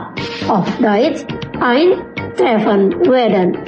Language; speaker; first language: German; non-native, fluent; Indonesian